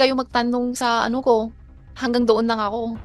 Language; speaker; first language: Filipino; non-native, learner; Chinese